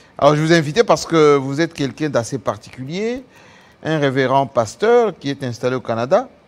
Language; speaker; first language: French; non-native, local second language; Lingala